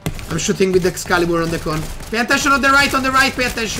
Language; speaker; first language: English; non-native, fluent; Italian